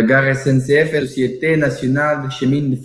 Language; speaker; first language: French; non-native, learner; Portuguese